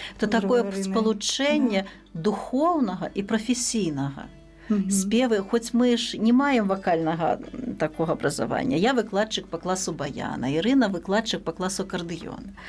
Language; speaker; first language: Belarusian; native; Belarusian